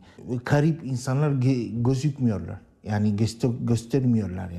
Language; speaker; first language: Turkish; non-native, learner; Arabic